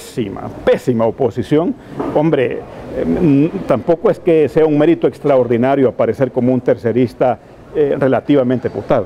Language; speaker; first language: Spanish; native; Spanish